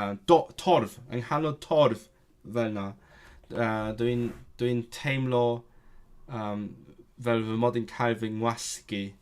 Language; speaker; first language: Welsh; non-native, learner; Cantonese